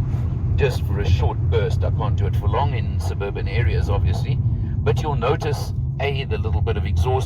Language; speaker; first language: English; native; English